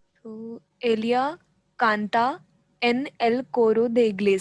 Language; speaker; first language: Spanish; non-native, learner; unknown